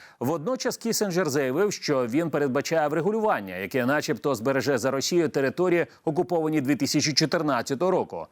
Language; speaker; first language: Ukrainian; native; Ukrainian